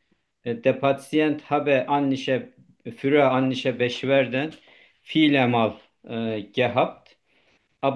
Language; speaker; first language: German; non-native, learner; Turkish